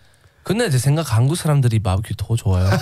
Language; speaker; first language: Korean; non-native, learner; English